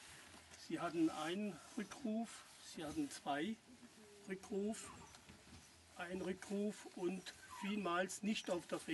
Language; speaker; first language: German; non-native, fluent; French